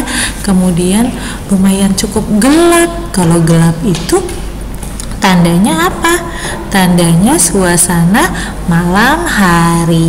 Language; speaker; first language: Indonesian; native; Indonesian